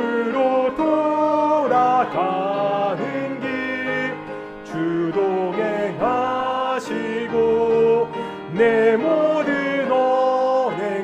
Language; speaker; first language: Korean; native; Korean